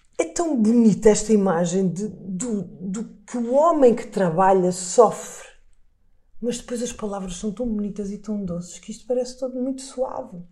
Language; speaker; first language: Portuguese; native; Portuguese